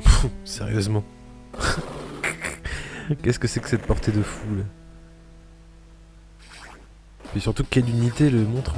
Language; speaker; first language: French; native; French